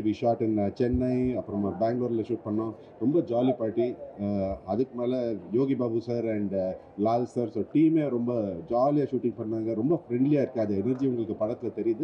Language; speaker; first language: Tamil; non-native, fluent; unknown